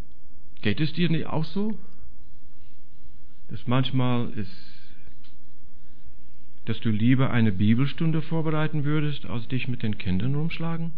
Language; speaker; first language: German; non-native, fluent; English